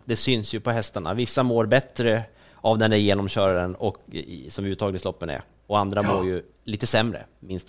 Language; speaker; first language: Swedish; native; Swedish